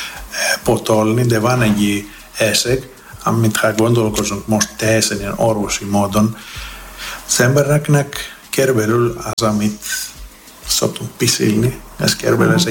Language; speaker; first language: Hungarian; non-native, fluent; Greek